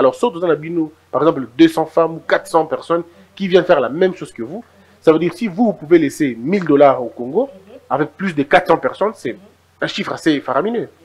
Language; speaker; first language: French; non-native, local second language; Lingala